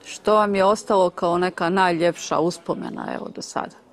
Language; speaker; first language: Serbian; native; Serbian